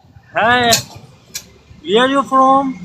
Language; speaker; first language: English; non-native, learner; Urdu